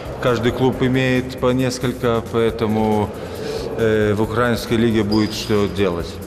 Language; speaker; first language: Russian; non-native, fluent; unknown